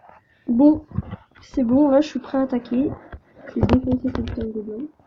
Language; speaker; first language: French; native; French